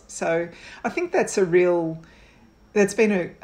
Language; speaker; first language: English; native; English